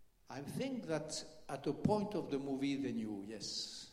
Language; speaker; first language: English; non-native, fluent; French